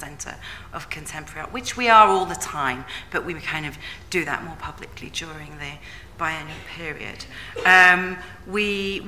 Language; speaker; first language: English; native; English